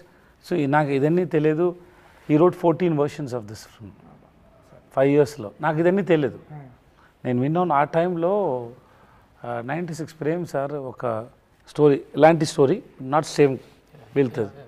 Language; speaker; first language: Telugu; non-native, learner; Tamil